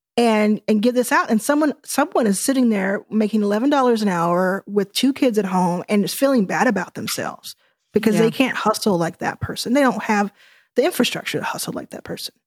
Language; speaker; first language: English; native; English